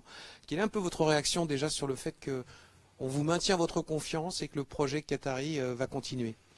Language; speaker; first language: French; native; French